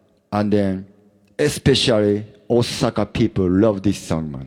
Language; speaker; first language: English; non-native, fluent; Japanese